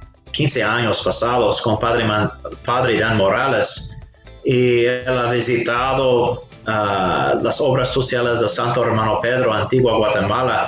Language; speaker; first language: Spanish; non-native, fluent; English